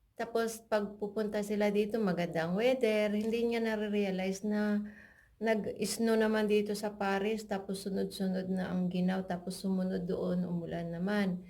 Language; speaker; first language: Filipino; native; Filipino